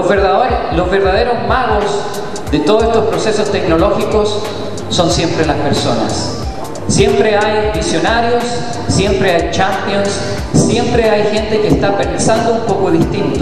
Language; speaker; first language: Spanish; native; Spanish